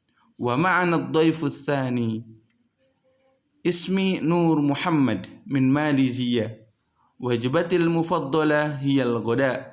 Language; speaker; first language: Arabic; non-native, fluent; Indonesian